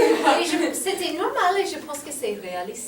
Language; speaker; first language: French; non-native, fluent; English